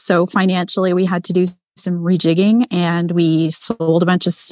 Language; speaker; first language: English; native; English